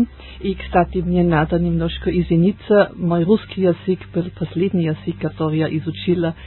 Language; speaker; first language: Russian; non-native, learner; German